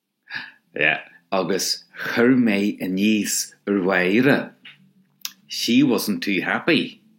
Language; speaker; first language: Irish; non-native, local second language; English